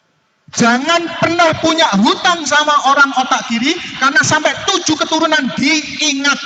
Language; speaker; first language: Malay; non-native, local second language; Javanese